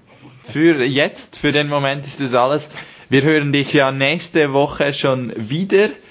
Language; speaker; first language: German; native; German